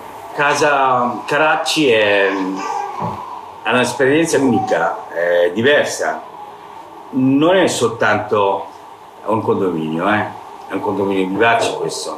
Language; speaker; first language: Italian; non-native, fluent; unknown